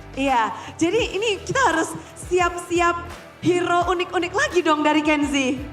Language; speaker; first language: Indonesian; native; Indonesian